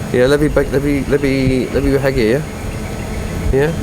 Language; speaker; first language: Indonesian; non-native, learner; English